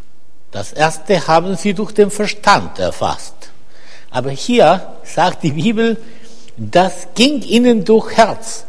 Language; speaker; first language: German; non-native, fluent; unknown